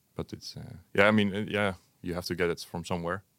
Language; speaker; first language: English; non-native, fluent; Dutch